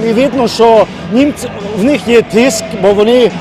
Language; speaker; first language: Ukrainian; early bilingual, heritage; Ukrainian